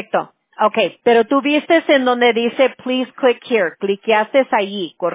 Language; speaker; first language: Spanish; early bilingual, heritage; Spanish